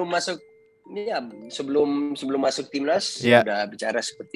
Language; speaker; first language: Indonesian; non-native, fluent; Dutch